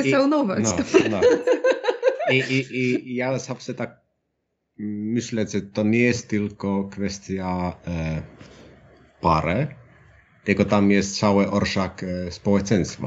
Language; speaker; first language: Polish; non-native, learner; Finnish